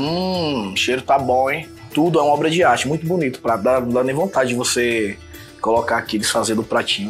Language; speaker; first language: Portuguese; native; Portuguese